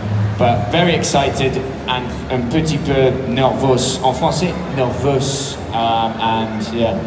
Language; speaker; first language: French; non-native, learner; English